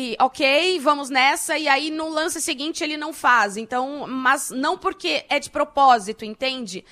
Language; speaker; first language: Portuguese; native; Portuguese